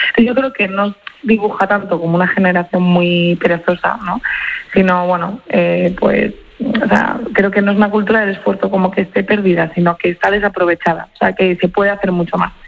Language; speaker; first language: Spanish; native; Spanish